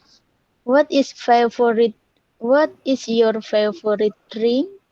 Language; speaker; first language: English; non-native, learner; Indonesian